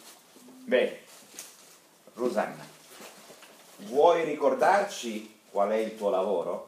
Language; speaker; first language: Italian; non-native, fluent; Russian